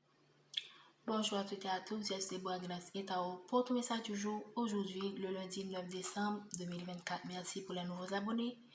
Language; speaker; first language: French; native; French